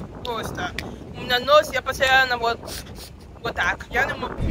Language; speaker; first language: Russian; non-native, fluent; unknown